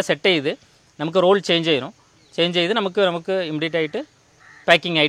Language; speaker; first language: Malayalam; non-native, local second language; Tamil